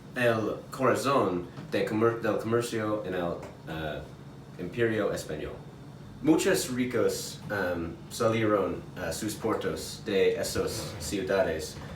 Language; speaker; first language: Spanish; non-native, learner; English